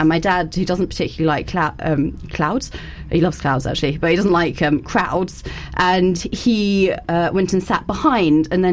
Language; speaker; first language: English; native; English